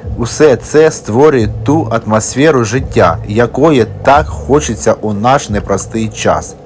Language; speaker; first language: Ukrainian; native; Ukrainian